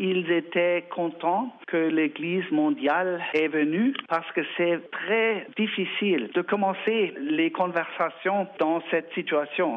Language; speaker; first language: French; non-native, learner; German